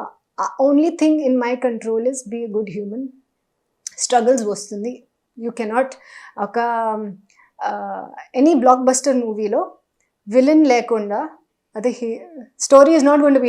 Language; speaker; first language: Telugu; non-native, local second language; Hindi